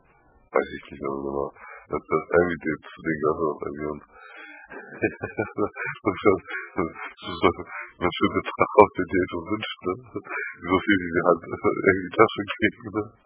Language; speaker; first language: German; native; German